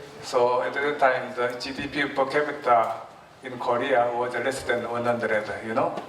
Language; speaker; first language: English; non-native, fluent; Korean